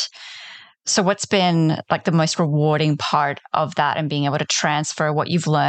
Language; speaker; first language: English; non-native, fluent; Polish